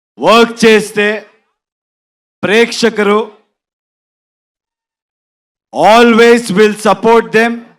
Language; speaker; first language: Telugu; non-native, learner; Kannada